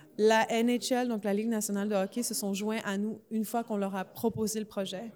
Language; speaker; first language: French; native; French